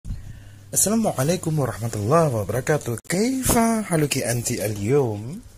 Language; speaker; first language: Arabic; non-native, learner; Indonesian